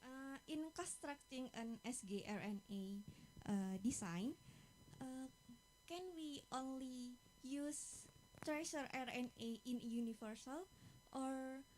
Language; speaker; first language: English; non-native, fluent; Indonesian